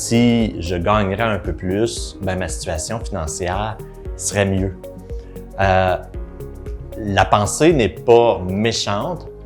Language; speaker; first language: French; native; French